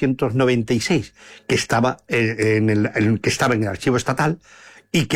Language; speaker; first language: Spanish; native; Spanish